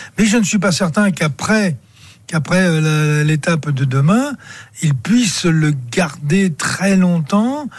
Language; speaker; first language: French; native; French